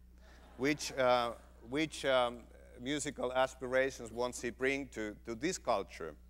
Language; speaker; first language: English; non-native, fluent; Finnish